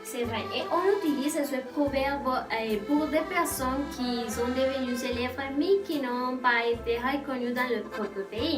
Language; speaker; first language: French; non-native, learner; Spanish